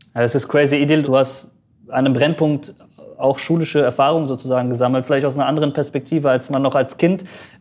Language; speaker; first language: German; early bilingual, other home language; Persian